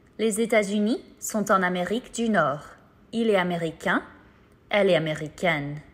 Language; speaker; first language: French; non-native, fluent; English